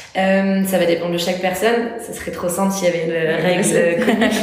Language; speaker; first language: French; native; French